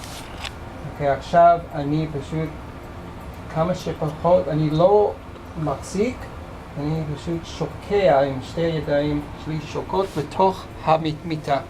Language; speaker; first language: Hebrew; non-native, fluent; English